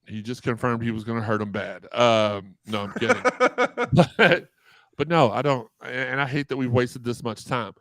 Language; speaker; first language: English; native; English